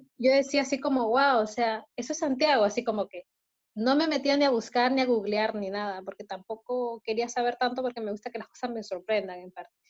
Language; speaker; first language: Spanish; native; Spanish